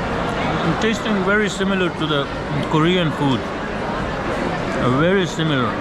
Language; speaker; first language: English; non-native, fluent; Pashto